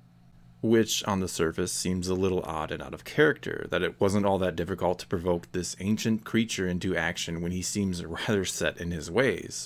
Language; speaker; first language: English; native; English